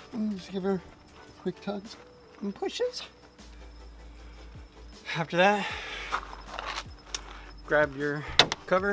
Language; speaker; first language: English; native; English